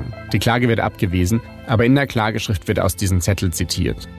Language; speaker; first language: German; native; German